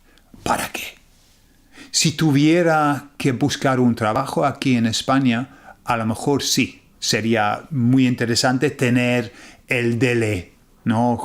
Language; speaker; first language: Spanish; non-native, fluent; English